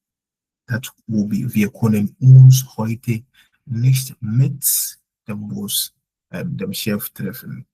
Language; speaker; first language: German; non-native, fluent; Akan